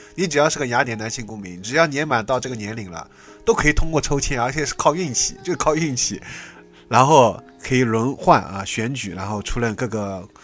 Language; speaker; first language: Chinese; native; Chinese